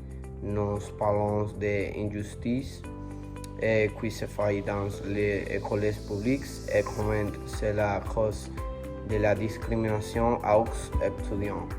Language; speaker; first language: French; non-native, learner; Spanish